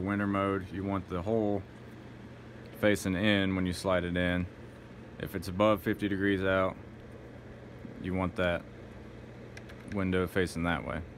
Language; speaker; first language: English; native; English